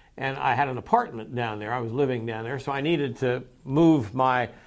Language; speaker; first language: English; native; English